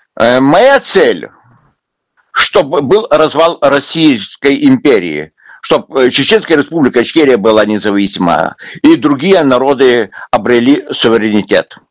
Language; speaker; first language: Russian; non-native, local second language; Lithuanian